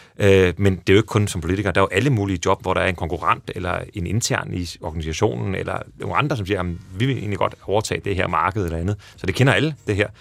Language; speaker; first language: Danish; native; Danish